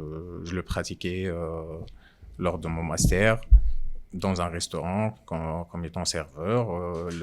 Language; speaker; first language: French; non-native, local second language; Arabic